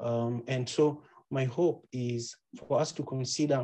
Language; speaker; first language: English; non-native, local second language; Luo (Kenya and Tanzania)